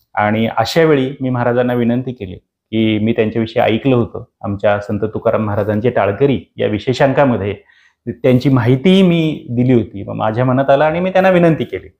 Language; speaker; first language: Marathi; native; Marathi